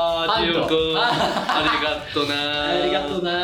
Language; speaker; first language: Japanese; non-native, learner; Korean